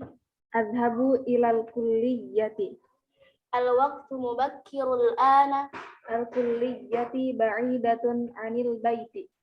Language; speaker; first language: Arabic; non-native, learner; Indonesian